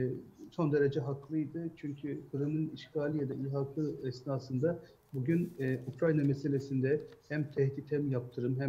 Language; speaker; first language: Turkish; native; Turkish